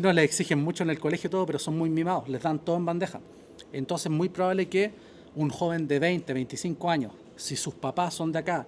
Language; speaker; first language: Spanish; native; Spanish